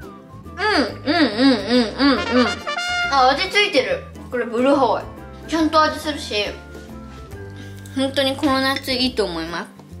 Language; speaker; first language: Japanese; native; Japanese